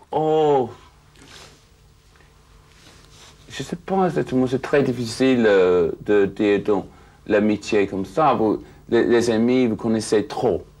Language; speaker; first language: French; non-native, fluent; English